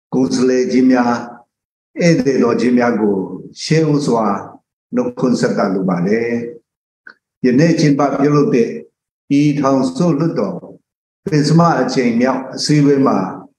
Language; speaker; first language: Burmese; non-native, local second language; Kachin